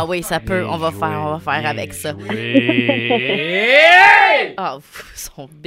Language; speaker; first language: French; native; French